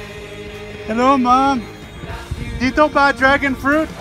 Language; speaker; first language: Filipino; non-native, learner; English